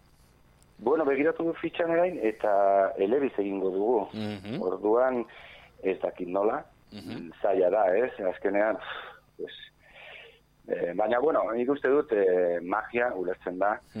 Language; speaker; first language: Basque; non-native, local second language; Spanish